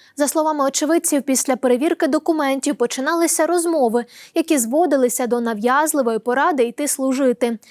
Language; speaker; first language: Ukrainian; native; Ukrainian